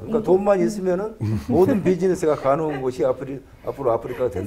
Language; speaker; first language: Korean; native; Korean